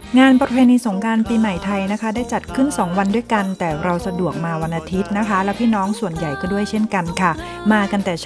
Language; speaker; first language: Thai; native; Thai